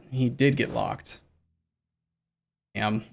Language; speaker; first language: English; native; English